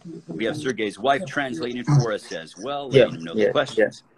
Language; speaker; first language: English; native; English